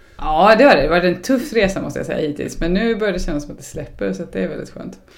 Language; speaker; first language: Swedish; native; Swedish